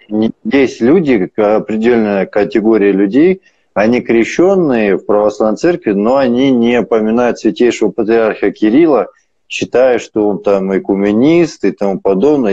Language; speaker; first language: Russian; native; Russian